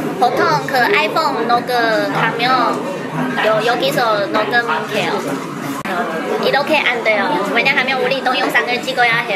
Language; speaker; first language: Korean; non-native, learner; Chinese